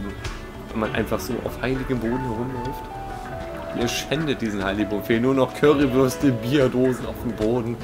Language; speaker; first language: German; native; German